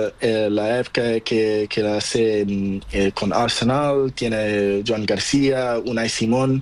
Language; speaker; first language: Spanish; non-native, learner; Portuguese